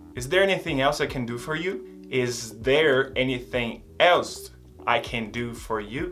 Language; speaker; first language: English; non-native, fluent; Portuguese